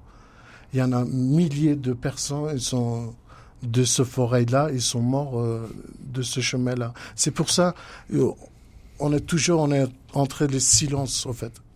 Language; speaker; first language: French; non-native, learner; Kurdish